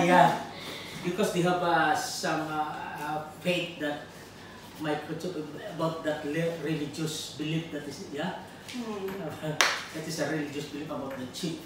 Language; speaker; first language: English; non-native, learner; Filipino